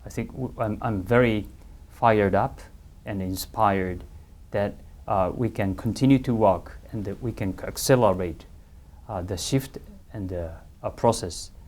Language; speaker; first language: English; non-native, fluent; Japanese